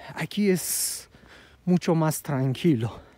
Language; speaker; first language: Spanish; non-native, fluent; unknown